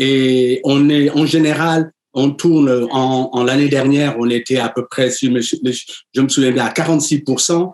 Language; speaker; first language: French; native; French